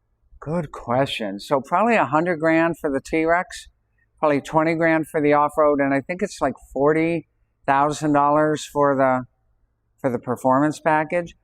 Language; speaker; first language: English; native; English